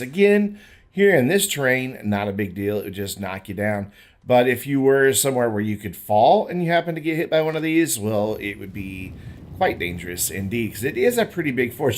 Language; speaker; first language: English; native; English